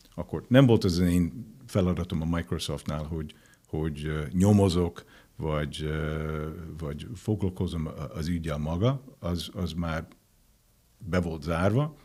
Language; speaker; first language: Hungarian; non-native, fluent; English